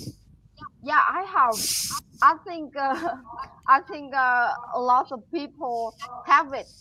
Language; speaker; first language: English; non-native, learner; Vietnamese